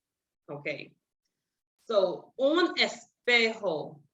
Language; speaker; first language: Spanish; non-native, fluent; English